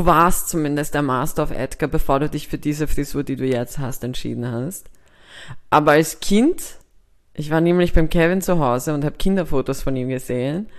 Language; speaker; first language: German; native; German